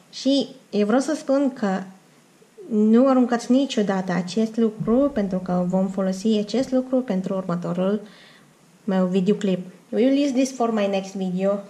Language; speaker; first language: Romanian; non-native, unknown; Filipino